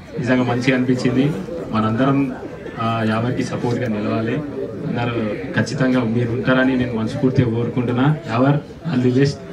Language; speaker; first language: Telugu; native; Telugu